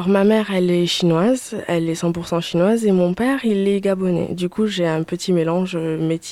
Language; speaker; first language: French; early bilingual, other home language; Chinese